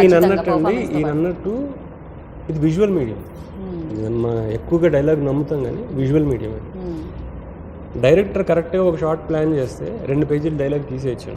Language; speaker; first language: Telugu; native; Telugu